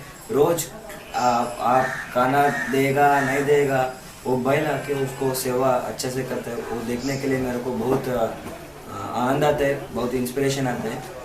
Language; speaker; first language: Hindi; non-native, local second language; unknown